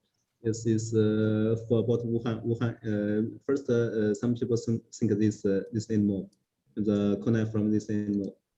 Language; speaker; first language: English; non-native, learner; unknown